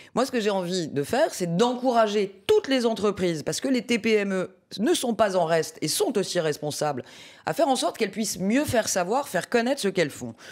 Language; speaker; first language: French; native; French